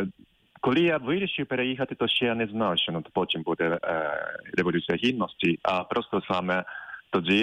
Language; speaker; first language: Ukrainian; non-native, fluent; Japanese